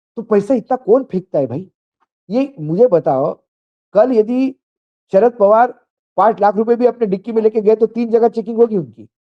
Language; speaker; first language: Hindi; non-native, local second language; Marathi